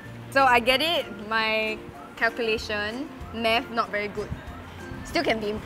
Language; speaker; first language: English; native; English